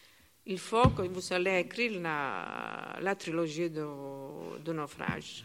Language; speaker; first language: French; non-native, learner; Italian